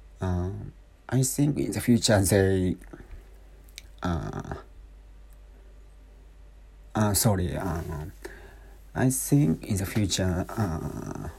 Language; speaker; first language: English; non-native, learner; Japanese